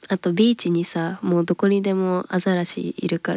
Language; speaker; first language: Japanese; native; Japanese